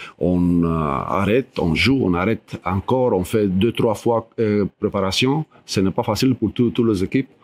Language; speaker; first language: French; non-native, fluent; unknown